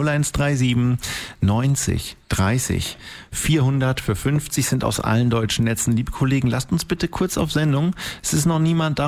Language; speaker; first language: German; native; German